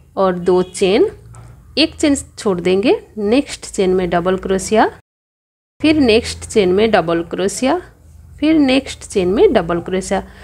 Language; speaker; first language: Hindi; non-native, local second language; Bangla